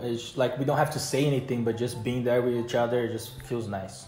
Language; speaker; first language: English; non-native, fluent; Portuguese